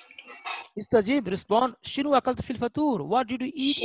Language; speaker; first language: English; non-native, fluent; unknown